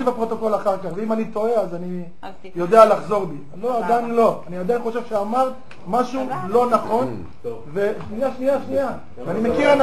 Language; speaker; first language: Hebrew; native; Hebrew